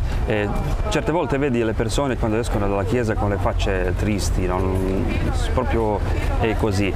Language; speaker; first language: Italian; non-native, fluent; Croatian